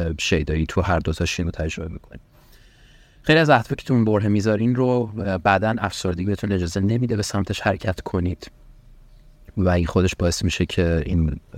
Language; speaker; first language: Persian; early bilingual, heritage; Persian